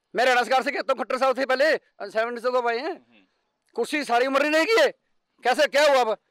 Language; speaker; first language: Hindi; native; Hindi